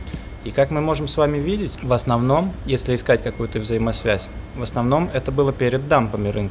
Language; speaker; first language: Russian; native; Russian